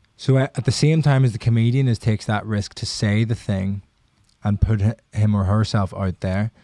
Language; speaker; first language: English; native; English